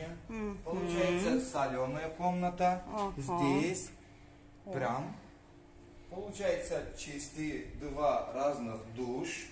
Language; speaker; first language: Russian; non-native, learner; Turkish